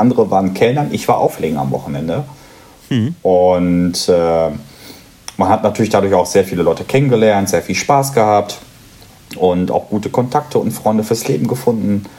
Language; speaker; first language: German; native; German